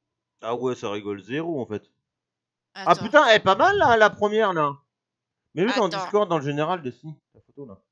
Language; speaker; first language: French; native; French